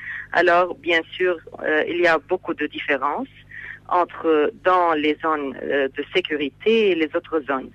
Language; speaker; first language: French; non-native, fluent; Arabic